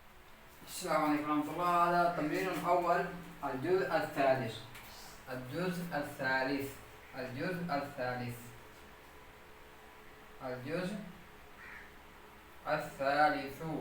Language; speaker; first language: Arabic; non-native, learner; Urdu